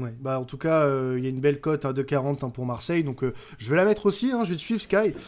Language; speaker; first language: French; native; French